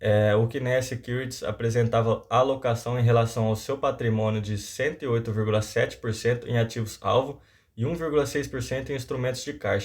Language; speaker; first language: Portuguese; native; Portuguese